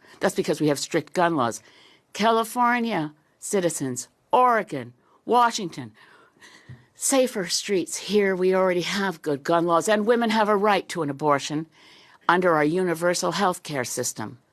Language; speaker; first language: English; native; English